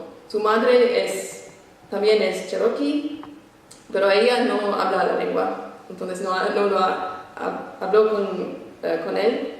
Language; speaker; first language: Spanish; non-native, fluent; English